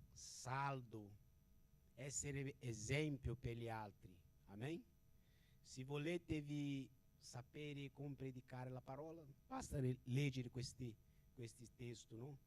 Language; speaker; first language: Italian; non-native, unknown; Portuguese